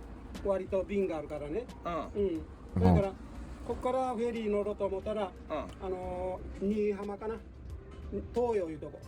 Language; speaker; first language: Japanese; native; Japanese